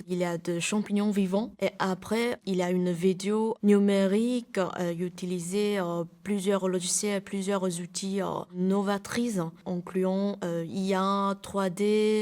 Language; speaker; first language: French; non-native, fluent; Chinese